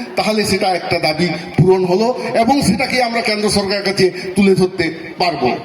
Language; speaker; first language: Bangla; non-native, local second language; Santali